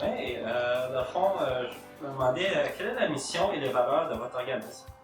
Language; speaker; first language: French; native; French